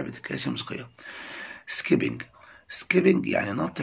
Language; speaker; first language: Arabic; native; Arabic